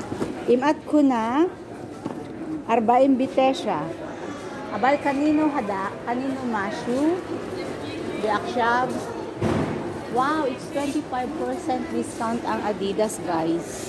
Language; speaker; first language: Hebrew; non-native, learner; Filipino